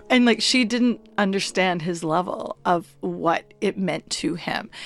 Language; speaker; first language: English; native; English